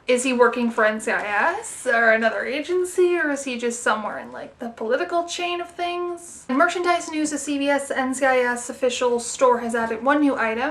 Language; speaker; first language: English; native; English